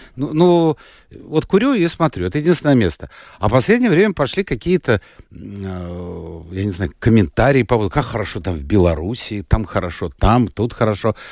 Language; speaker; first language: Russian; native; Russian